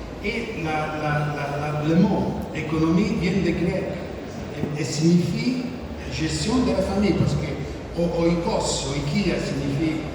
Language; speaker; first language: French; non-native, fluent; Italian